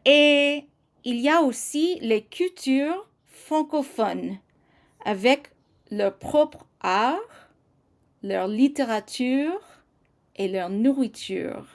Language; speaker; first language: French; non-native, fluent; English